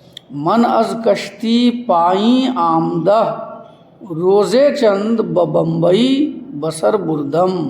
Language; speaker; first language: Persian; non-native, fluent; Urdu